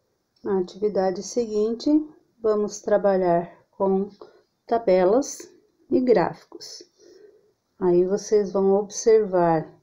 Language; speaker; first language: Portuguese; native; Portuguese